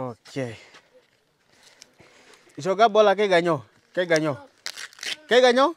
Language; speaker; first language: Portuguese; non-native, learner; Vietnamese